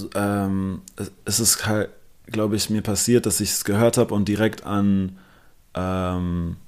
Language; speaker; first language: German; non-native, local second language; English